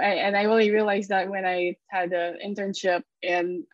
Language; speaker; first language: English; non-native, local second language; Filipino